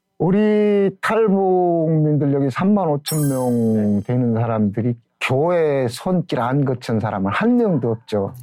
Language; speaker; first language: Korean; native; Korean